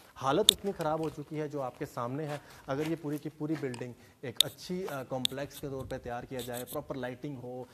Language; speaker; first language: Hindi; native; Hindi